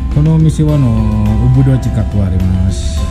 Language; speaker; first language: Japanese; non-native, fluent; Indonesian